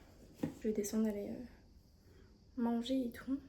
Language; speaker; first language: French; native; French